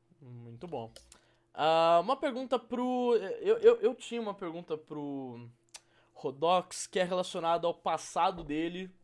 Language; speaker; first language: Portuguese; native; Portuguese